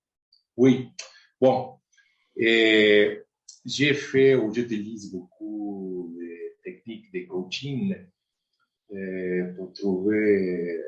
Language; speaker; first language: French; non-native, fluent; Spanish